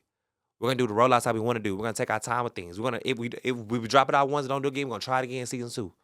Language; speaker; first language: English; native; English